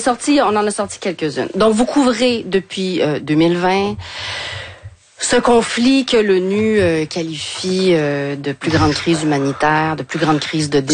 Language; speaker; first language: French; native; French